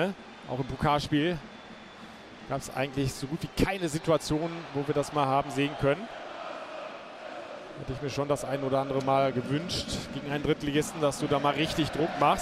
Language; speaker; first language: German; native; German